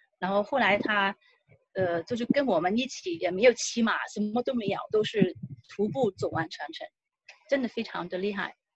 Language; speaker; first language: Chinese; non-native, local second language; Cantonese